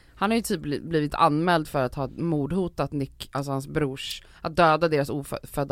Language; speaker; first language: Swedish; native; Swedish